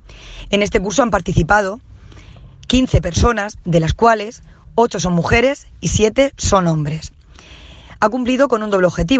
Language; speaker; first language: Spanish; native; Spanish